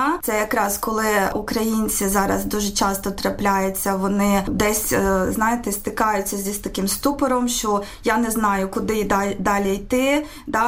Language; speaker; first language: Ukrainian; native; Ukrainian